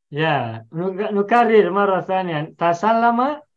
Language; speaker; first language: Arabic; non-native, fluent; Indonesian